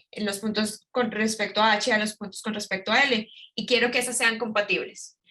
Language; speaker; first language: Spanish; native; Spanish